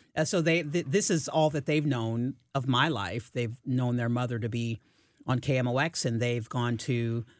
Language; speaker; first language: English; native; English